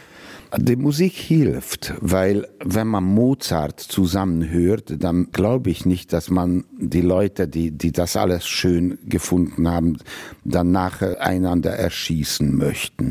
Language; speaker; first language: German; non-native, fluent; Hungarian